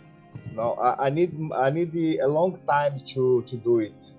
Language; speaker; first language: English; non-native, learner; Portuguese